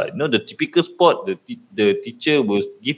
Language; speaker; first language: English; non-native, local second language; Malay